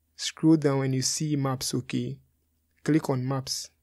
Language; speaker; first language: English; non-native, local second language; Akan